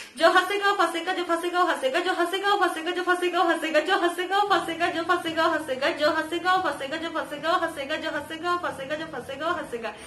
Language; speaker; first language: Hindi; non-native, local second language; Bangla